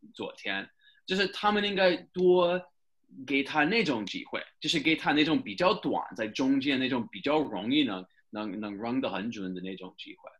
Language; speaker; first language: Chinese; non-native, fluent; English